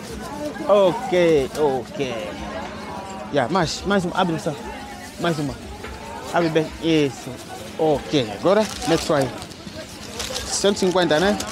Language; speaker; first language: Portuguese; non-native, learner; Vietnamese